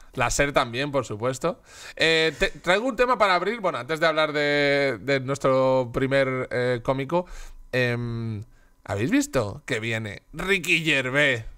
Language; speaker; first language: Spanish; native; Spanish